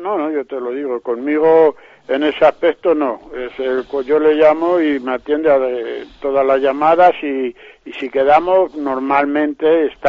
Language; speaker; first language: Spanish; native; Spanish